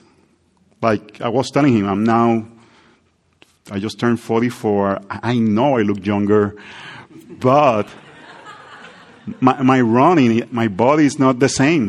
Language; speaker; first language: English; non-native, fluent; Spanish